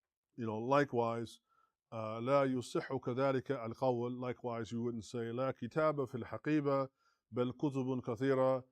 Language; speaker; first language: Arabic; non-native, fluent; English